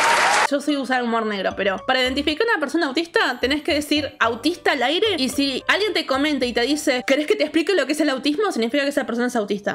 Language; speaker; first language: Spanish; native; Spanish